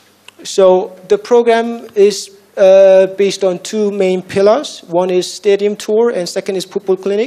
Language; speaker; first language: English; non-native, fluent; Korean